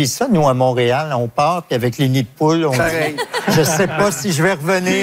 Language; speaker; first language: French; native; French